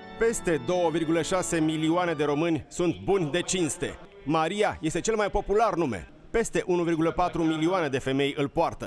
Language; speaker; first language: Romanian; native; Romanian